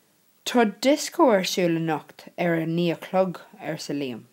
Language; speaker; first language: Irish; non-native, local second language; English